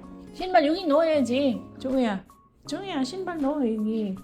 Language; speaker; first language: Korean; non-native, learner; Cebuano